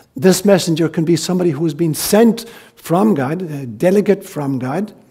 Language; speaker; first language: English; native; English